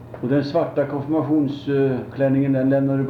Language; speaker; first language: Swedish; native; Swedish